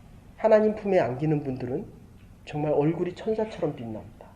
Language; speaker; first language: Korean; native; Korean